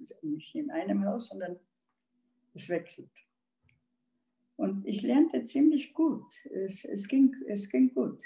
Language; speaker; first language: German; non-native, local second language; Czech